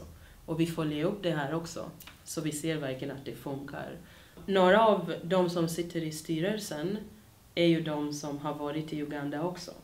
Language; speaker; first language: Swedish; early bilingual, other home language; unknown